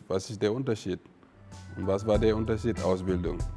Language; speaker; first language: German; non-native, fluent; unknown